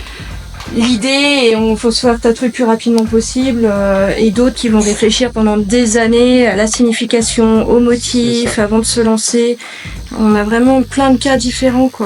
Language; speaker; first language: French; native; French